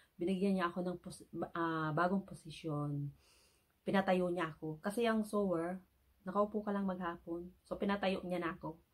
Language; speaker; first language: Filipino; native; Filipino